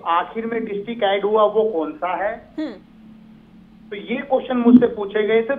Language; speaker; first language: Hindi; native; Hindi